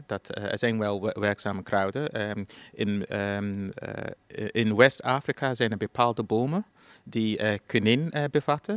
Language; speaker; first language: Dutch; non-native, fluent; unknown